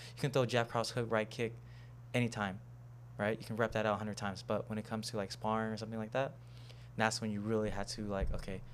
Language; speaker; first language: English; native; English